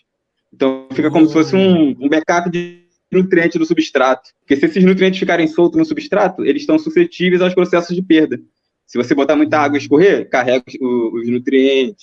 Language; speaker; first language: Portuguese; native; Portuguese